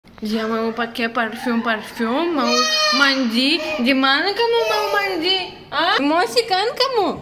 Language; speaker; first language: Indonesian; non-native, learner; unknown